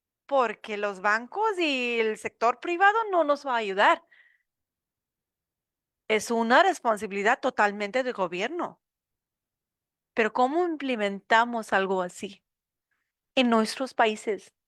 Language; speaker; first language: Spanish; non-native, learner; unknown